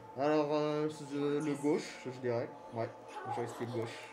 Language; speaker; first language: French; native; French